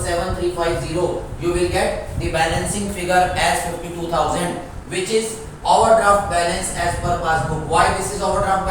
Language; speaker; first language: English; non-native, local second language; Hindi